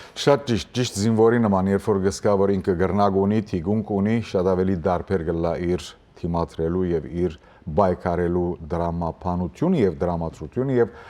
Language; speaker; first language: Armenian; early bilingual, heritage; Armenian